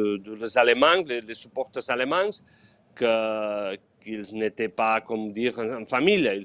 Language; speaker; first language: French; non-native, fluent; Spanish